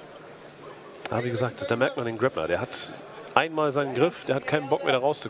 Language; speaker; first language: German; native; German